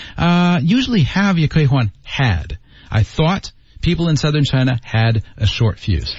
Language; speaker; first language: English; native; English